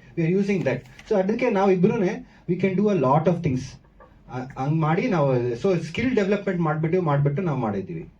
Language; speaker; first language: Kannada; non-native, local second language; Marathi